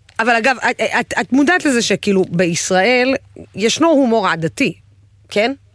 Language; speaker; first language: Hebrew; non-native, local second language; Arabic